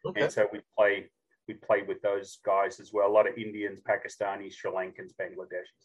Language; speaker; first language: English; native; English